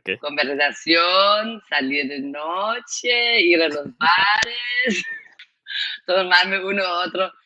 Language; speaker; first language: Spanish; non-native, fluent; German